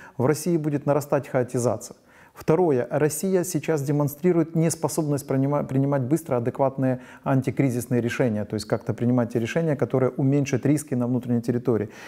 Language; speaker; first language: Russian; non-native, local second language; Ukrainian